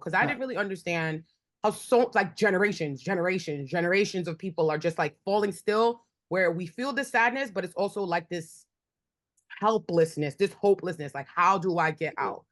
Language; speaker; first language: English; native; English